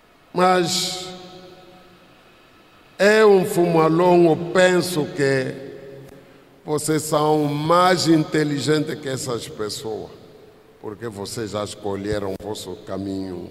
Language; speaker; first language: Portuguese; non-native, fluent; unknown